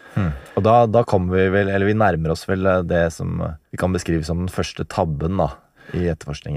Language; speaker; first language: Norwegian; native; Norwegian